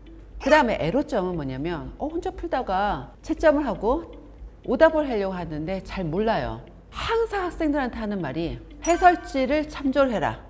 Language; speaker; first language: Korean; native; Korean